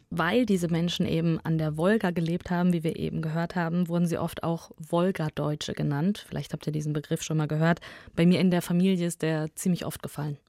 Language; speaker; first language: German; early bilingual, other home language; Russian